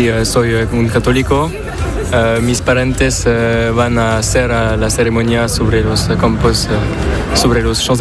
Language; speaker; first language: Spanish; non-native, learner; French